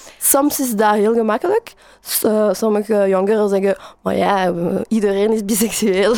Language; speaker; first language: Dutch; non-native, learner; French